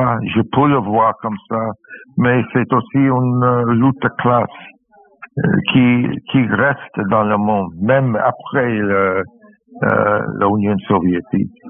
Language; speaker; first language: French; non-native, fluent; English